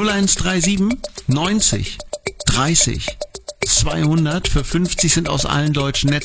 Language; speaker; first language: German; native; German